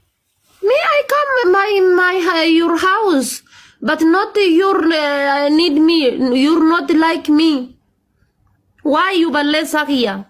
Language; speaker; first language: English; non-native, learner; Amharic